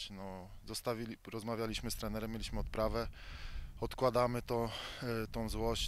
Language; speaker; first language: Polish; native; Polish